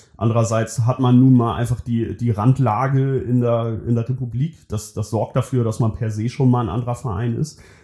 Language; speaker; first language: German; native; German